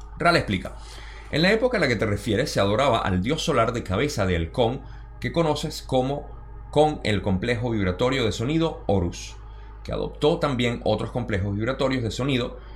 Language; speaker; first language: Spanish; early bilingual, heritage; Spanish